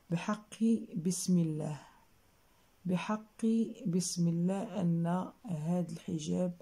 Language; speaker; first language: Arabic; native; Arabic